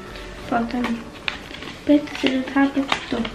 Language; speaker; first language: Albanian; early bilingual, heritage; Albanian